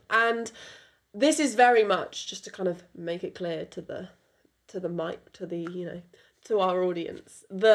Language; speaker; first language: English; non-native, local second language; French